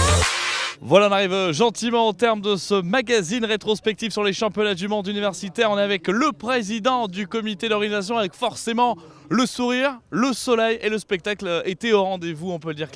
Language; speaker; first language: French; native; French